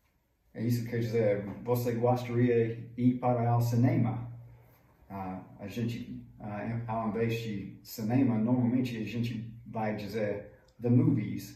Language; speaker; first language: Portuguese; non-native, fluent; English